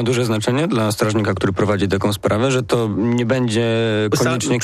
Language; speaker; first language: Polish; native; Polish